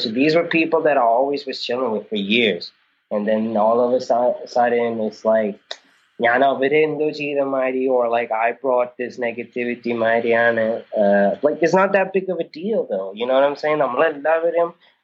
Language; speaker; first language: English; early bilingual, other home language; Malayalam